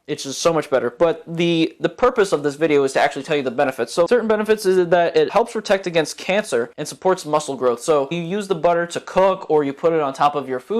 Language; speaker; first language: English; native; English